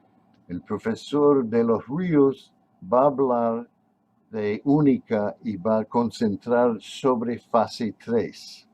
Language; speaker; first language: Spanish; non-native, fluent; English